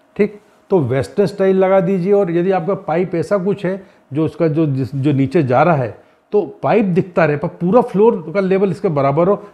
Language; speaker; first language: Hindi; native; Hindi